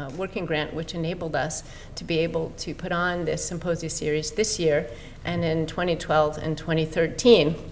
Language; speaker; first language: English; native; English